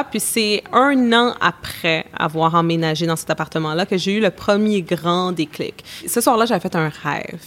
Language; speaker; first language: French; native; French